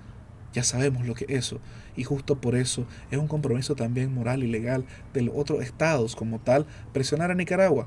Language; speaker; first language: Spanish; native; Spanish